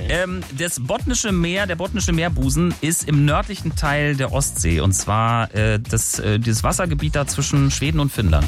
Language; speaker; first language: German; native; German